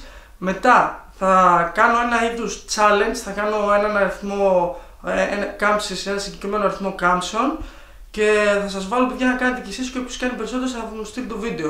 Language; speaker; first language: Greek; native; Greek